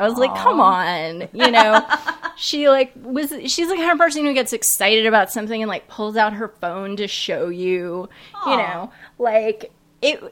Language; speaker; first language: English; native; English